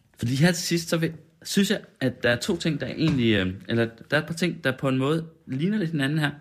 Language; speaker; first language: Danish; native; Danish